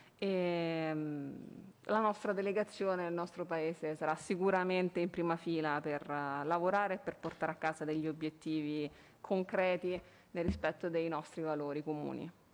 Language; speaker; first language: Italian; native; Italian